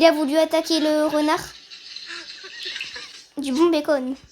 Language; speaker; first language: French; native; French